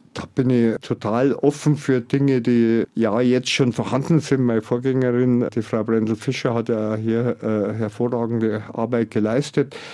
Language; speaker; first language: German; native; German